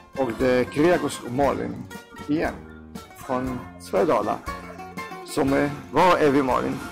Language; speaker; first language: Swedish; non-native, fluent; Greek